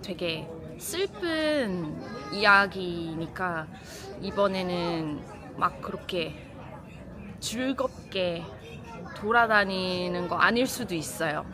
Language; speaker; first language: Korean; non-native, fluent; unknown